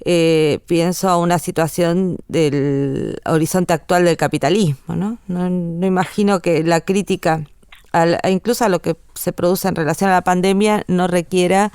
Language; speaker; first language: Spanish; native; Spanish